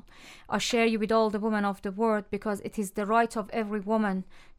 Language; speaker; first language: English; non-native, fluent; Persian